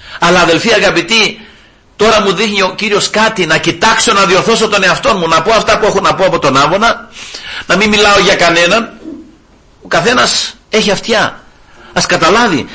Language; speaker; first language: Greek; native; Greek